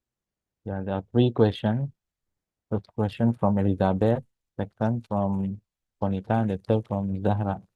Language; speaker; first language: English; non-native, fluent; Indonesian